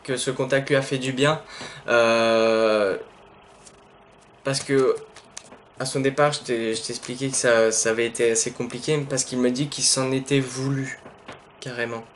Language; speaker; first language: French; native; French